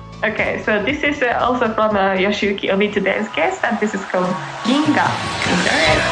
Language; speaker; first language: English; non-native, fluent; Japanese